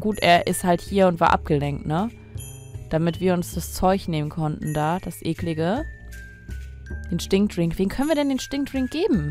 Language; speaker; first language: German; native; German